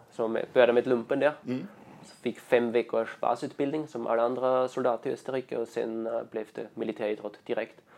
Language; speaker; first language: Swedish; non-native, fluent; German